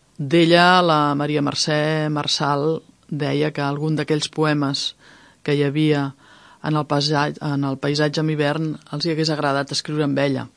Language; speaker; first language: Catalan; native; Catalan